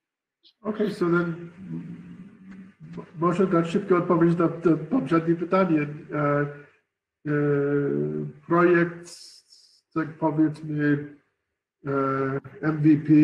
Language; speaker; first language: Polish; non-native, learner; English